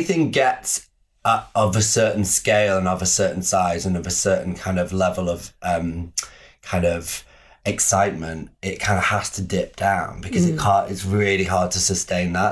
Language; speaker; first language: English; native; English